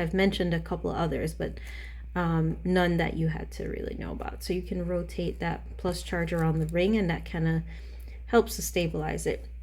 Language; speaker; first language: English; native; English